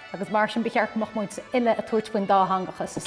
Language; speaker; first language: Irish; non-native, local second language; English